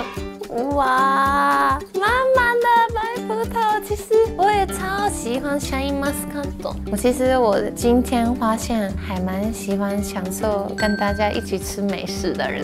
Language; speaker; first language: Chinese; non-native, fluent; Japanese